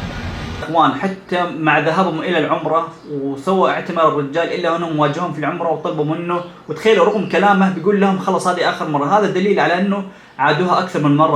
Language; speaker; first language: Arabic; native; Arabic